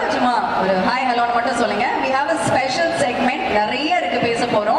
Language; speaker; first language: Tamil; native; Tamil